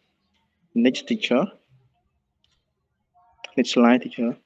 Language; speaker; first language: English; non-native, learner; Khmer